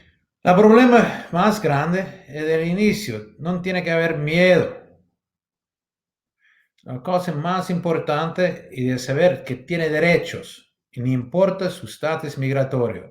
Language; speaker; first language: Spanish; non-native, learner; English